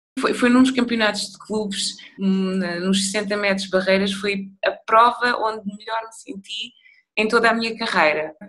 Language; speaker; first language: Portuguese; early bilingual, other home language; Upper Guinea Crioulo